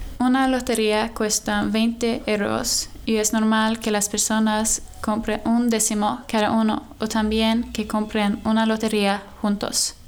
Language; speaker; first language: Spanish; non-native, learner; Swedish